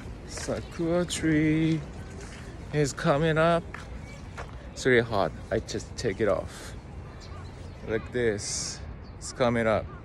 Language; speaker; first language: English; non-native, learner; Japanese